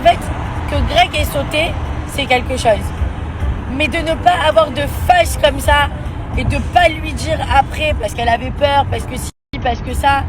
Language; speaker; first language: French; native; French